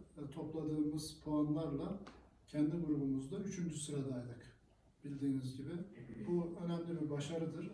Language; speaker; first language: Turkish; native; Turkish